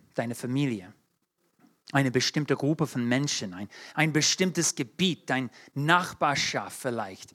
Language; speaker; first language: German; non-native, fluent; English